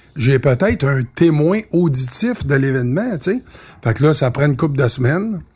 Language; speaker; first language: French; native; French